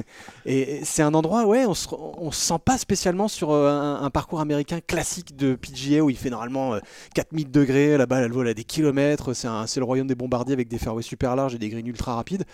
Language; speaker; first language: French; native; French